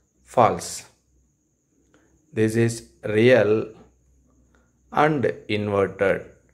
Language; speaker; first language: English; non-native, local second language; Tamil